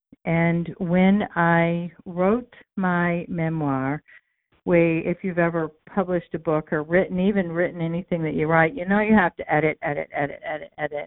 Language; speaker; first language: English; native; English